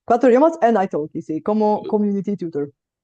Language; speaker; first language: Spanish; non-native, fluent; Bulgarian